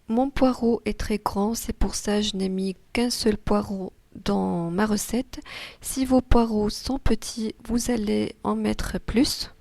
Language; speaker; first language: French; non-native, local second language; Arabic